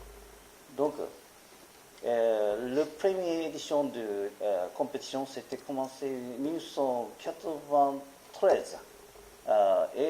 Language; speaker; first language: French; non-native, learner; Japanese